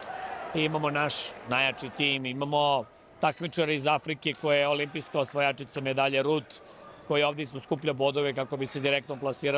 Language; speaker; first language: Serbian; native; Serbian